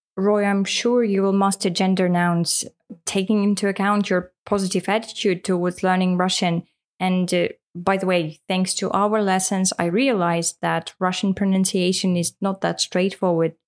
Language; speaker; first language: English; non-native, fluent; Russian